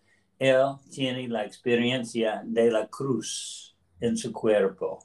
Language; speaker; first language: Spanish; non-native, learner; English